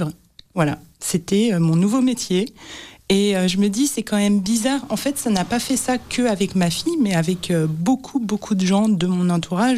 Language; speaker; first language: French; native; French